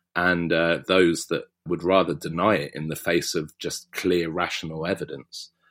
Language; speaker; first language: English; native; English